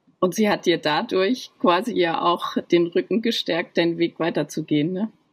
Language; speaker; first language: German; native; German